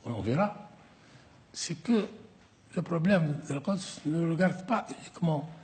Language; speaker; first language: French; non-native, local second language; Arabic